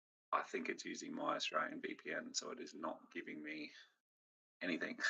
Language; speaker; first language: English; native; English